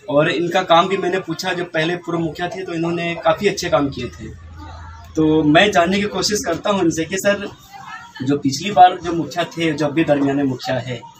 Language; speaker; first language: Hindi; native; Hindi